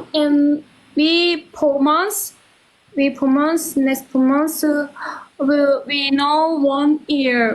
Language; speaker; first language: English; non-native, learner; Korean